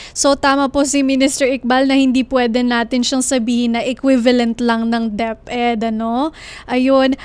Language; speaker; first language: Filipino; non-native, local second language; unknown